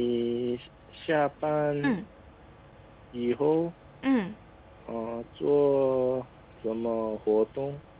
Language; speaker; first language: Chinese; non-native, learner; Korean